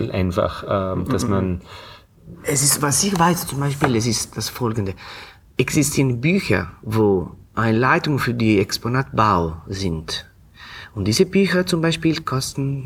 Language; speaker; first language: German; non-native, fluent; Italian